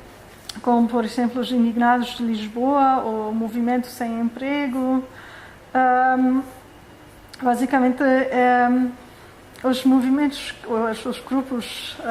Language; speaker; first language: Portuguese; non-native, fluent; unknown